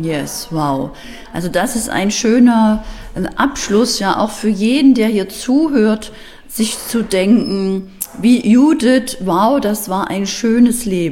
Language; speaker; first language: German; native; German